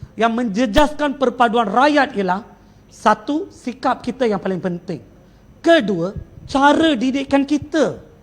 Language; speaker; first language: Malay; non-native, local second language; Tamil